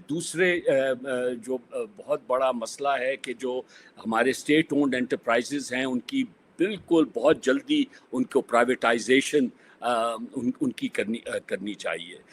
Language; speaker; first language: Urdu; native; Urdu